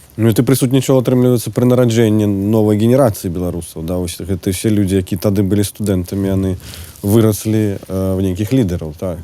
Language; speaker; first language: Belarusian; native; Belarusian